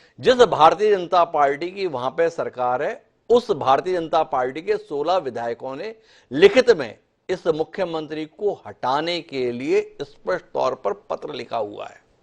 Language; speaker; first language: Hindi; native; Hindi